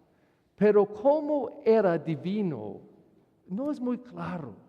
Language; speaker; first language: Spanish; non-native, fluent; English